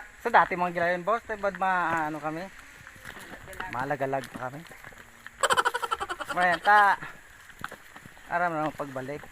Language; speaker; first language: Filipino; non-native, local second language; Bikol